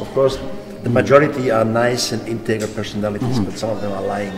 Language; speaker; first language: English; non-native, fluent; German